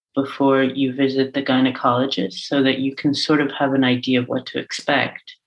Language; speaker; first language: English; native; English